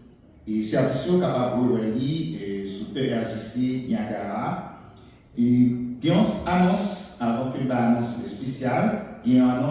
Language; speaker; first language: French; non-native, local second language; Haitian Creole